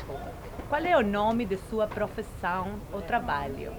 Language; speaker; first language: Portuguese; non-native, fluent; Spanish